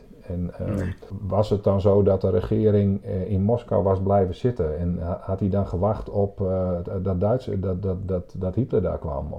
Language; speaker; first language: Dutch; native; Dutch